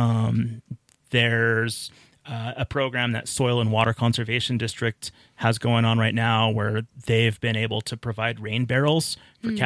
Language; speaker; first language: English; native; English